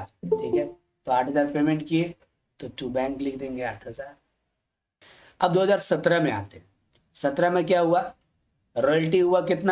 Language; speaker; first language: Hindi; native; Hindi